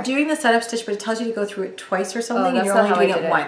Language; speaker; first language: English; native; English